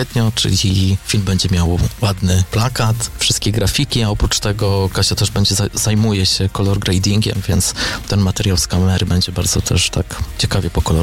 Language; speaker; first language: Polish; native; Polish